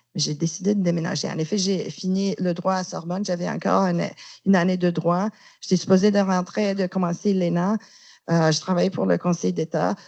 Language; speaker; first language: French; non-native, fluent; Romanian